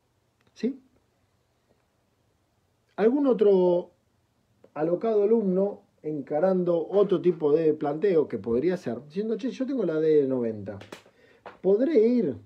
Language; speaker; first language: Spanish; native; Spanish